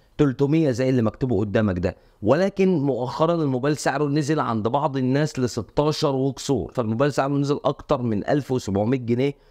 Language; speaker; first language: Arabic; native; Arabic